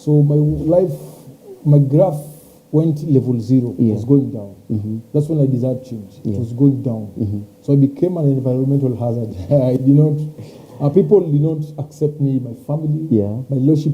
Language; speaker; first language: English; non-native, local second language; Swahili